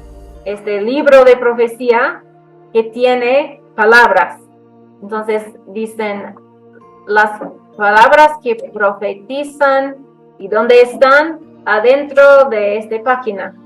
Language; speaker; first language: Spanish; non-native, fluent; English